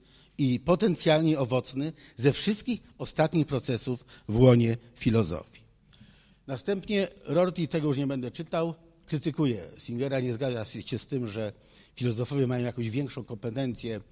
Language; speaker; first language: Polish; native; Polish